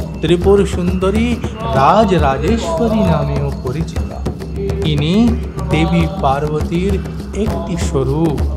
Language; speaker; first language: Bangla; non-native, fluent; Hindi